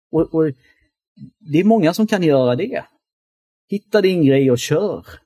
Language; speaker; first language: Swedish; early bilingual, other home language; Albanian